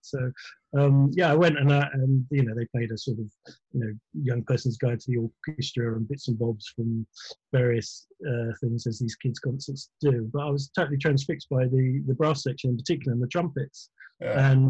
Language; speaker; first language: English; native; English